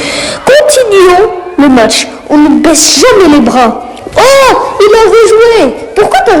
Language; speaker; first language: French; native; French